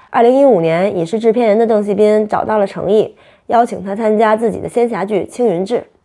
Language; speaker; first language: Chinese; native; Chinese